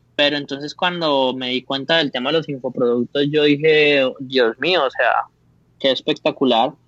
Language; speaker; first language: Spanish; native; Spanish